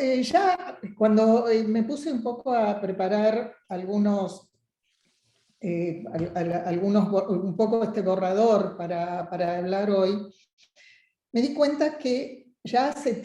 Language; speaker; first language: Spanish; native; Spanish